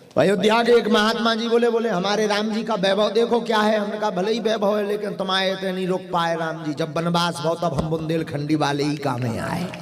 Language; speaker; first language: Hindi; native; Hindi